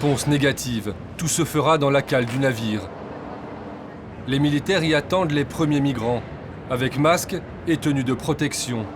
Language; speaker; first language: French; native; French